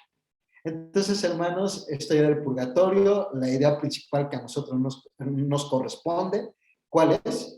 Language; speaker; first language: Spanish; native; Spanish